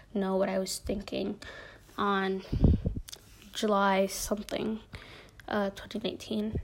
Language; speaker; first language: English; native; English